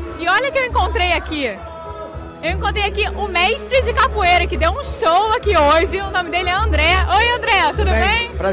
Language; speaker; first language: Portuguese; native; Portuguese